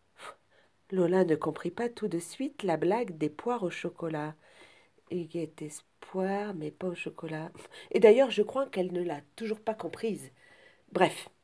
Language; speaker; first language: French; native; French